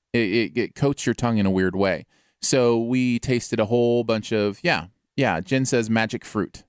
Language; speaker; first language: English; native; English